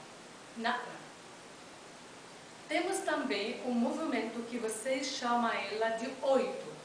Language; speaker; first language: Portuguese; non-native, fluent; Arabic